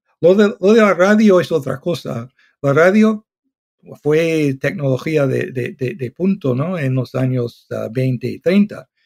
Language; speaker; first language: Spanish; non-native, fluent; English